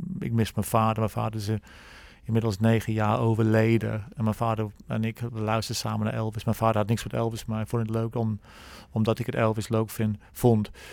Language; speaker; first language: Dutch; non-native, fluent; English